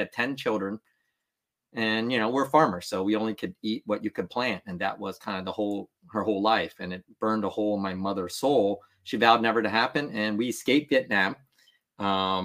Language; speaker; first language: English; early bilingual, other home language; Vietnamese